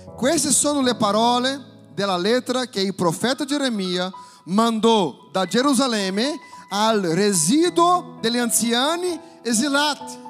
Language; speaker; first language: Italian; non-native, fluent; Portuguese